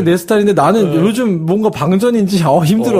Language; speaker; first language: Korean; native; Korean